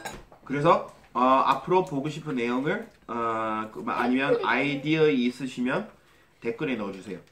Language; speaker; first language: Korean; non-native, fluent; English